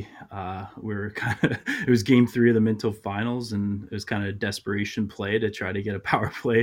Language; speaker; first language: English; native; English